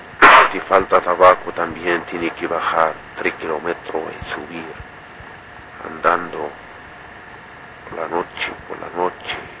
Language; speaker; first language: Spanish; non-native, learner; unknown